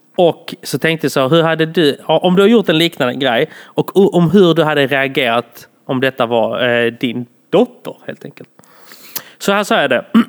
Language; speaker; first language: Swedish; early bilingual, other home language; Polish